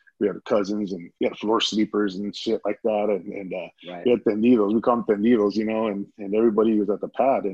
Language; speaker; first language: English; native; English